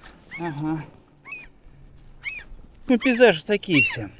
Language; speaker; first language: Russian; native; Russian